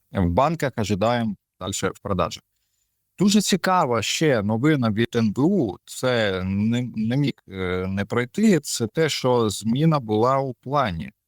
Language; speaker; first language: Ukrainian; non-native, local second language; Russian